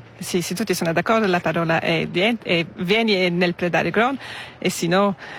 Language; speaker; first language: Italian; non-native, local second language; Romansh